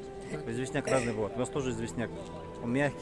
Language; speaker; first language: Russian; native; Russian